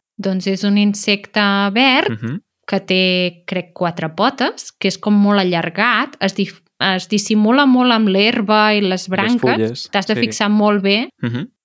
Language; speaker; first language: Catalan; native; Catalan